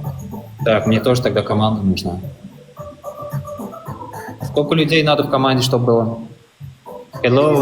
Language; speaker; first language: Russian; non-native, local second language; Turkmen